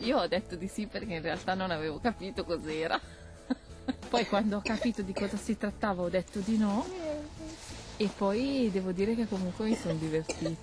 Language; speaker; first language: Italian; native; Italian